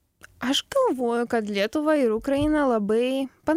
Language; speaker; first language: Lithuanian; non-native, learner; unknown